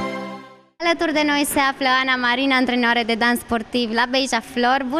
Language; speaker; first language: Romanian; native; Romanian